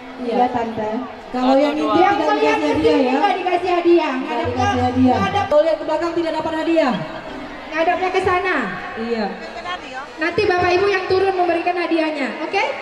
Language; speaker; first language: Malay; native; Malay